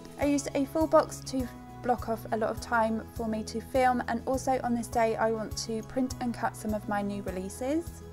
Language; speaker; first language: English; native; English